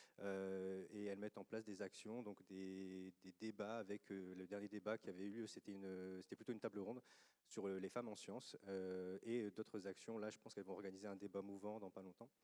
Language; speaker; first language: French; native; French